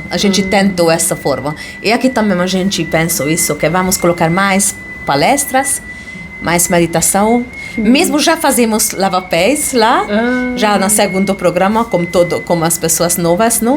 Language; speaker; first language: Portuguese; non-native, fluent; Hungarian